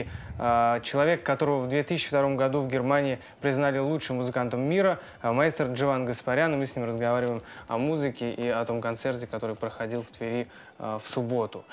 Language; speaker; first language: Russian; native; Russian